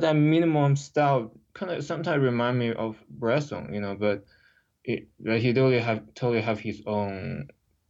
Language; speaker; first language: English; non-native, fluent; Chinese